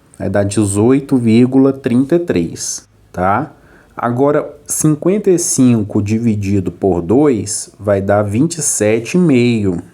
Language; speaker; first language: Portuguese; native; Portuguese